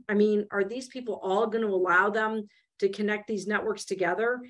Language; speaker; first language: English; native; English